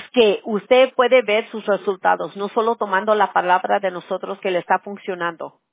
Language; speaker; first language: Spanish; early bilingual, other home language; English